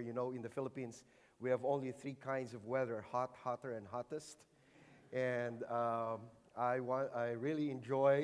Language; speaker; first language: English; non-native, local second language; Filipino